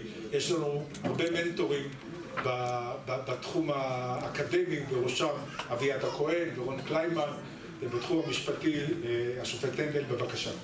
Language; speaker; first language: Hebrew; native; Hebrew